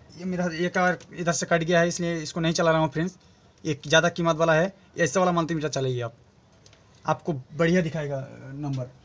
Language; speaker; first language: Hindi; non-native, local second language; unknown